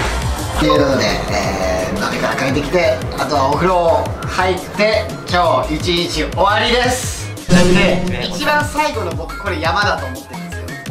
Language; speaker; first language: Japanese; native; Japanese